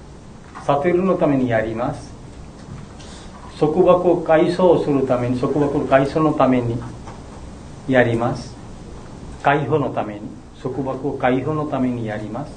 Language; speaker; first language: Japanese; non-native, learner; Bangla